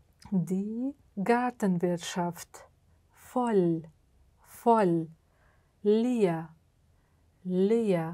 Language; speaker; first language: German; non-native, fluent; Uzbek